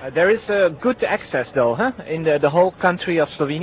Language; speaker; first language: English; non-native, fluent; Dutch